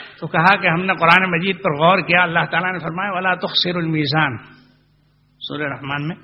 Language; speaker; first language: Urdu; non-native, local second language; Gujarati